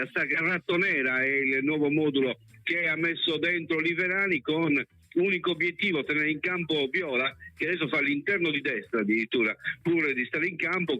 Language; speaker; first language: Italian; native; Italian